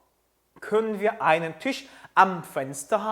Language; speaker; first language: German; non-native, fluent; Korean